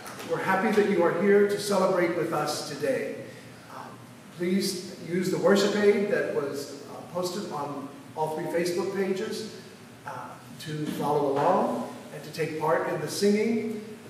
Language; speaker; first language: English; native; English